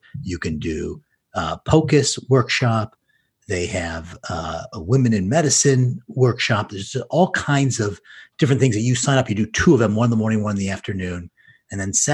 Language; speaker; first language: English; native; English